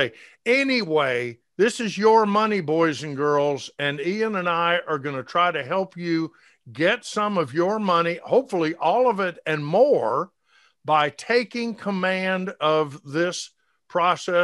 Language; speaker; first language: English; native; English